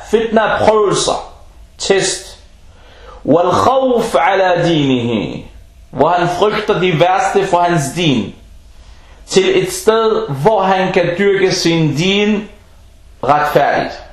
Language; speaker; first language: Danish; early bilingual, other home language; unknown